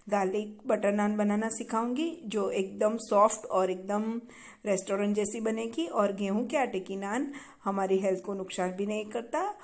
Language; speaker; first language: Hindi; non-native, local second language; Gujarati